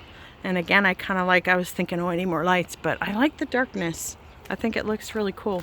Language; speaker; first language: English; native; English